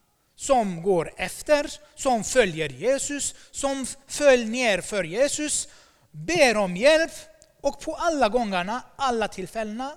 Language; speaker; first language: Swedish; non-native, fluent; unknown